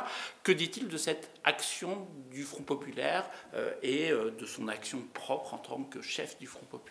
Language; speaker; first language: French; native; French